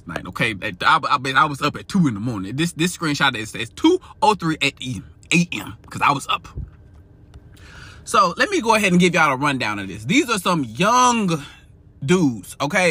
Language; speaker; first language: English; native; English